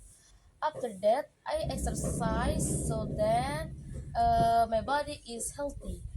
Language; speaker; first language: English; non-native, learner; Indonesian